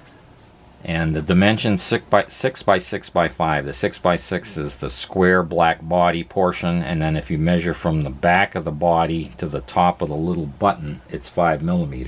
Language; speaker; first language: English; native; English